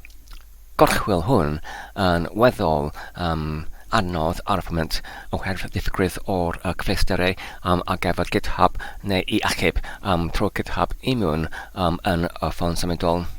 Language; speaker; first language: Welsh; non-native, learner; Polish